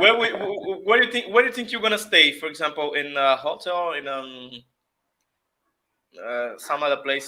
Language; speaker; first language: English; non-native, fluent; Portuguese